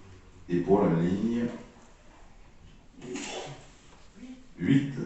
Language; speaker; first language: French; native; French